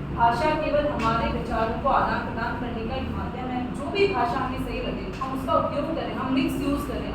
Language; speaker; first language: Hindi; native; Hindi